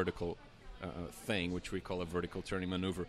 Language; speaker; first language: English; non-native, fluent; Portuguese